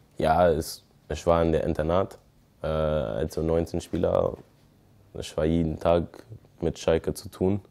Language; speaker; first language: German; non-native, fluent; English